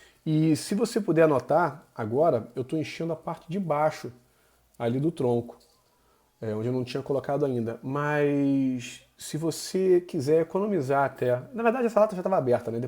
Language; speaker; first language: Portuguese; native; Portuguese